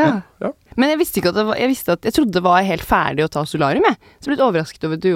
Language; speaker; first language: Norwegian; native; Norwegian